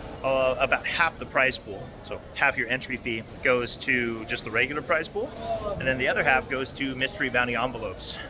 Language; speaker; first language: English; native; English